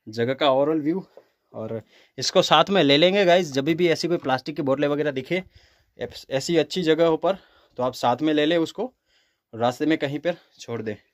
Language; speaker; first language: Hindi; non-native, local second language; Kachhi